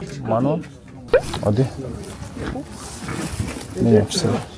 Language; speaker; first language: Korean; non-native, learner; Mongolian